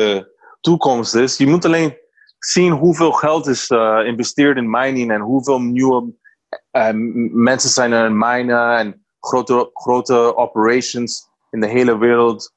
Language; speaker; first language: Dutch; non-native, learner; Spanish